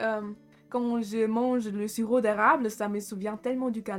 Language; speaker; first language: French; non-native, fluent; German